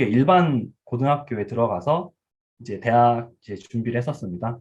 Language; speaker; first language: Korean; early bilingual, heritage; Korean